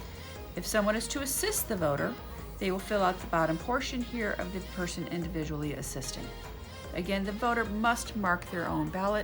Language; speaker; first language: English; native; English